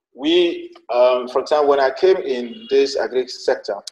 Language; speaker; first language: English; non-native, fluent; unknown